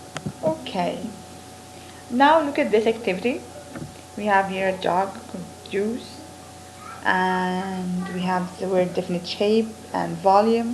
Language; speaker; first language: English; non-native, fluent; Arabic